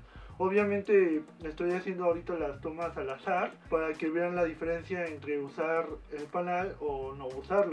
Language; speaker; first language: Spanish; native; Spanish